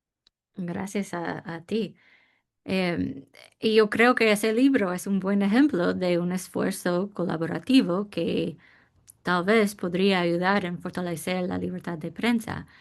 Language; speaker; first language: Spanish; non-native, fluent; English